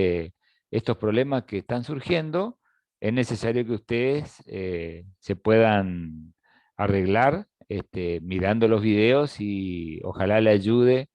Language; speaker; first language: Spanish; native; Spanish